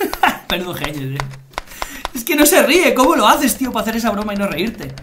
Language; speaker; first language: Spanish; native; Spanish